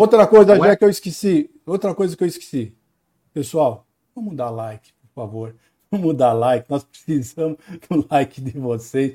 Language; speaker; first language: Portuguese; native; Portuguese